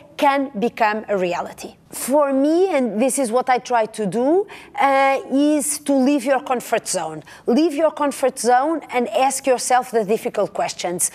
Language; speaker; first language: English; non-native, fluent; Portuguese